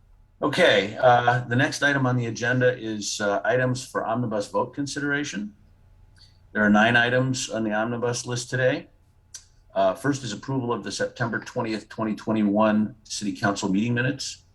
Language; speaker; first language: English; native; English